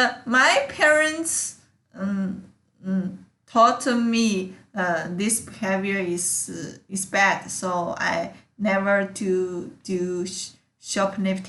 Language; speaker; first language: English; non-native, learner; Chinese